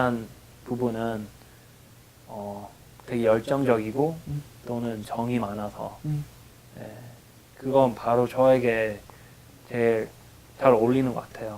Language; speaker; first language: Korean; non-native, fluent; English